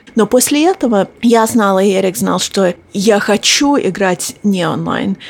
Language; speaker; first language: Russian; early bilingual, heritage; Russian